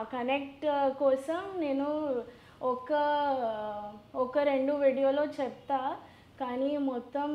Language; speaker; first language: Telugu; non-native, learner; Gujarati